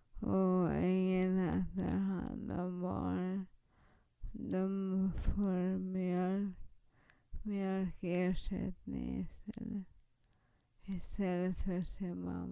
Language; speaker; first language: Swedish; non-native, fluent; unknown